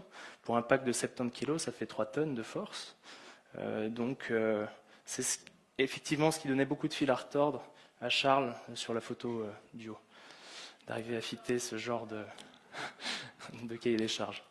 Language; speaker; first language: French; native; French